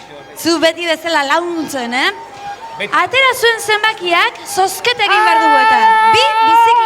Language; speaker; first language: Basque; native; Basque